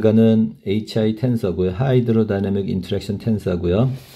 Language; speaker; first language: Korean; native; Korean